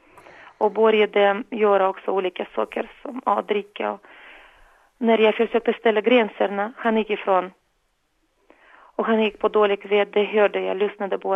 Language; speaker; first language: Swedish; non-native, learner; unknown